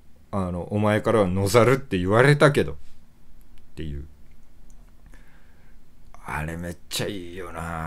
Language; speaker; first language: Japanese; native; Japanese